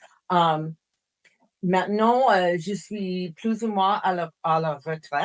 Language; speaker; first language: French; non-native, fluent; English